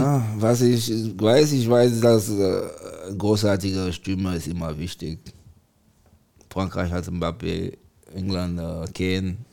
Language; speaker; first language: German; non-native, learner; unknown